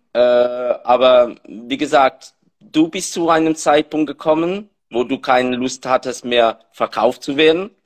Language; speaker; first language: German; non-native, fluent; French